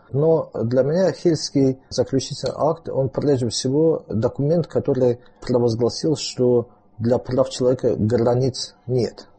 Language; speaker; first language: Russian; non-native, local second language; Azerbaijani